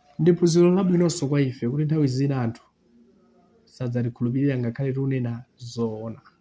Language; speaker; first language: Nyanja; non-native, local second language; Tumbuka